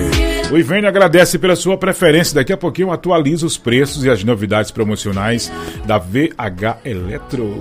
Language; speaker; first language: Portuguese; native; Portuguese